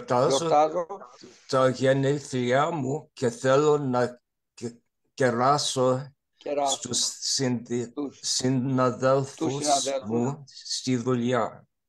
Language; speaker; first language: Greek; non-native, learner; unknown